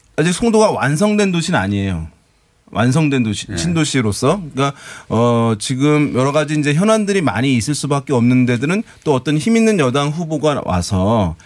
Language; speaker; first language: Korean; native; Korean